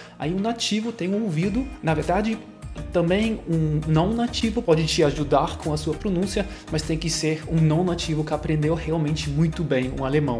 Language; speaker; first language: Portuguese; non-native, fluent; German